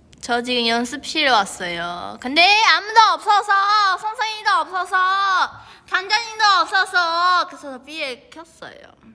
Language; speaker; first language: Korean; non-native, fluent; Chinese